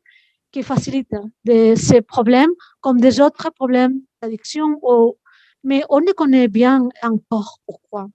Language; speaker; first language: French; non-native, fluent; Spanish